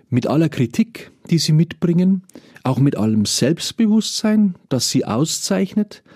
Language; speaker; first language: German; native; German